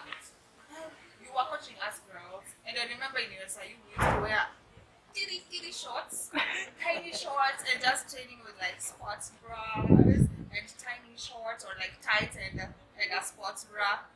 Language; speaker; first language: English; non-native, local second language; Swahili